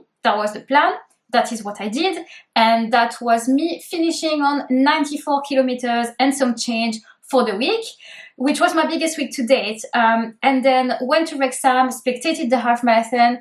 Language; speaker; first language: English; native; English